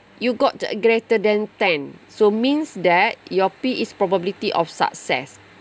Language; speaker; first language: English; non-native, local second language; Malay